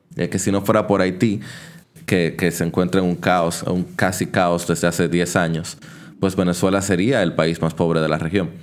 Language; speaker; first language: Spanish; native; Spanish